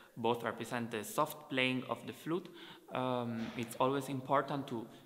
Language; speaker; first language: English; non-native, fluent; Italian